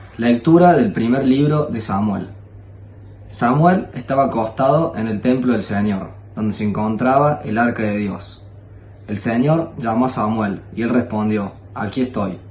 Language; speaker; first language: Spanish; native; Spanish